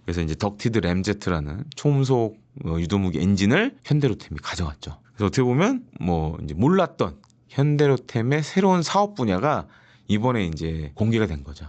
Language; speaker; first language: Korean; native; Korean